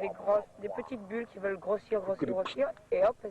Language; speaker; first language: French; native; French